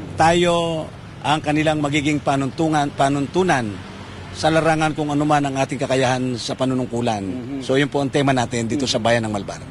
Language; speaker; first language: Filipino; native; Filipino